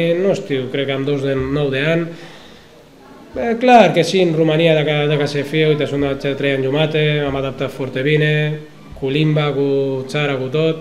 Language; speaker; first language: Romanian; non-native, fluent; Arabic